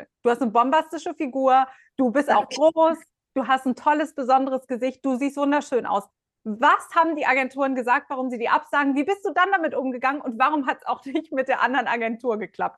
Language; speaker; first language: German; native; German